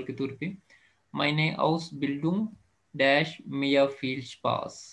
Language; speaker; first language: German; non-native, fluent; Urdu